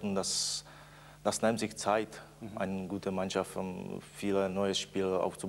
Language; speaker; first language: German; non-native, fluent; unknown